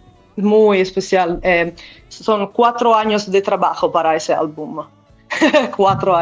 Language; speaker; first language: Spanish; non-native, learner; Italian